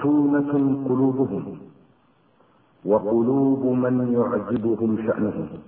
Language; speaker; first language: Arabic; native; Arabic